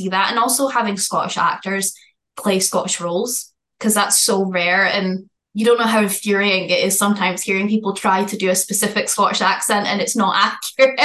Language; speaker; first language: English; native; English